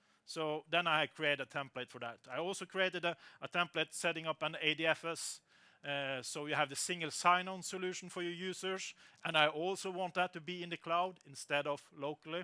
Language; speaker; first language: English; non-native, fluent; Norwegian